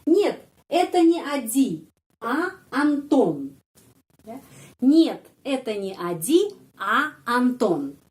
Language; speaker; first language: Russian; non-native, fluent; Indonesian